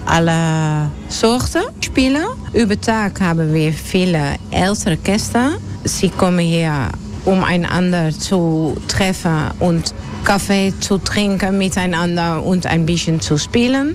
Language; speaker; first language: German; non-native, learner; Dutch